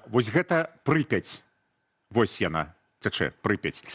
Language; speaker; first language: Belarusian; native; Belarusian